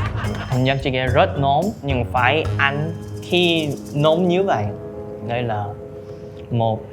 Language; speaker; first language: Vietnamese; non-native, learner; Korean